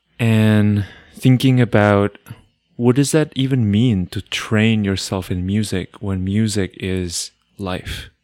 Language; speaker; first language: English; non-native, fluent; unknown